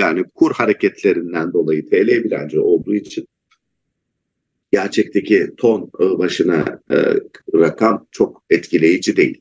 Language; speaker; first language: Turkish; native; Turkish